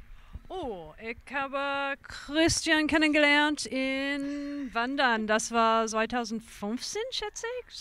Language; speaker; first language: German; non-native, fluent; English